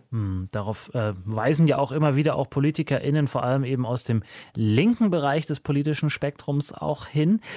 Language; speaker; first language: German; native; German